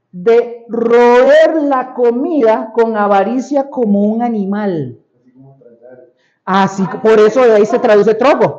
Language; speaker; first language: Spanish; native; Spanish